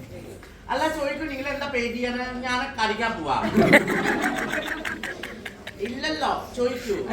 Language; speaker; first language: Malayalam; non-native, local second language; Assamese